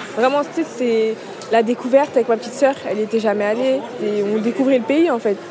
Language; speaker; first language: French; early bilingual, other home language; Kabuverdianu